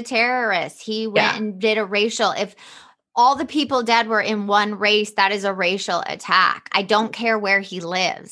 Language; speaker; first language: English; native; English